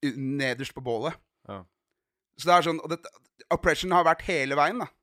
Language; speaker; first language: Norwegian; native; Norwegian